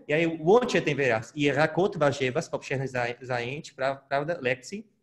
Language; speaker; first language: Polish; non-native, fluent; Portuguese